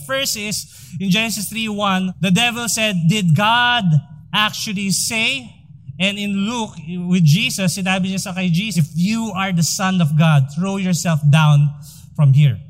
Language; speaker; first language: English; non-native, local second language; Filipino